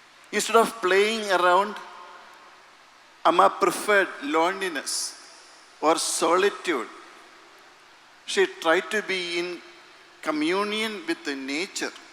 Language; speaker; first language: English; non-native, local second language; Malayalam